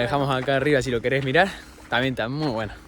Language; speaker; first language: Spanish; native; Spanish